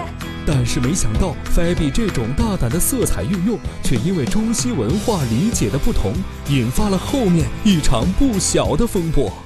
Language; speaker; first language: Chinese; native; Chinese